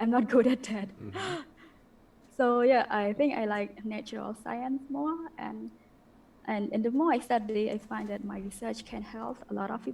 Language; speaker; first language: English; non-native, learner; Khmer